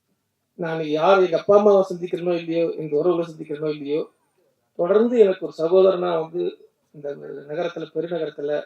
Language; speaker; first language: Tamil; native; Tamil